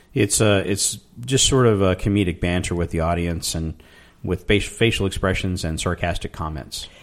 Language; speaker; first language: English; native; English